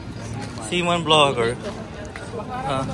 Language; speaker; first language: Filipino; native; Filipino